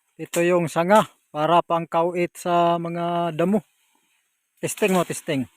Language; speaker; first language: Filipino; non-native, local second language; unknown